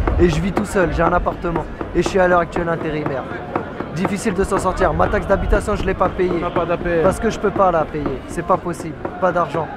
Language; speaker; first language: French; native; French